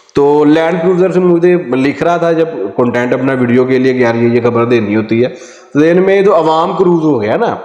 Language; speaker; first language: Urdu; non-native, local second language; Punjabi